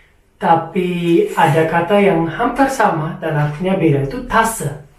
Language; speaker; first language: Indonesian; non-native, fluent; German